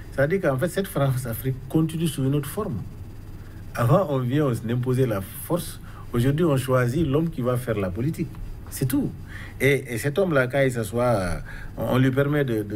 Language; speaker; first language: French; non-native, local second language; Wolof